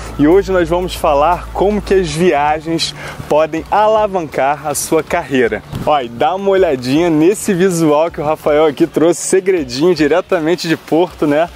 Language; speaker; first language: Portuguese; native; Portuguese